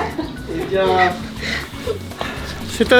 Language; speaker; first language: French; native; French